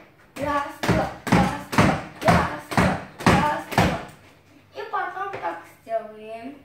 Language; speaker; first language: Russian; non-native, learner; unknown